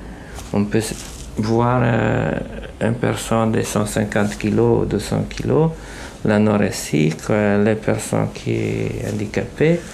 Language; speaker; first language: French; non-native, fluent; Italian